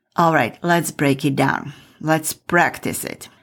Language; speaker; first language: English; non-native, fluent; Slovak